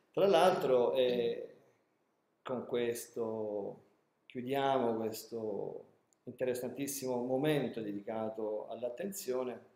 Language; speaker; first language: Italian; native; Italian